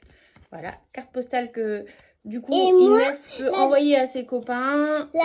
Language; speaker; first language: French; native; French